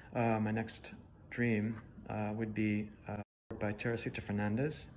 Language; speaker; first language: English; native; English